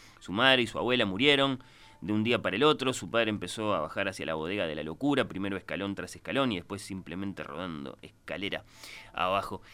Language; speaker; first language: Spanish; native; Spanish